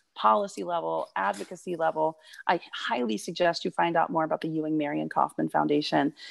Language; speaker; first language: English; native; English